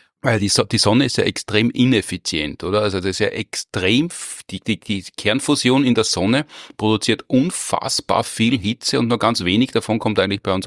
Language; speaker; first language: German; native; German